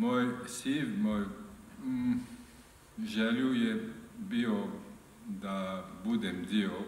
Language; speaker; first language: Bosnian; non-native, learner; French